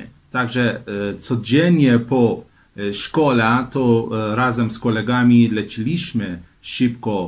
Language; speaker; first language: Polish; non-native, fluent; Persian